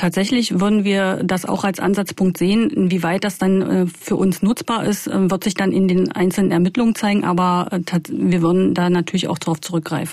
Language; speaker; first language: German; native; German